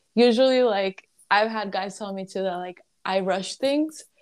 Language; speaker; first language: English; early bilingual, other home language; Arabic